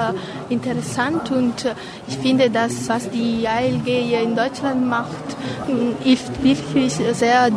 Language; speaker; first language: German; non-native, fluent; Italian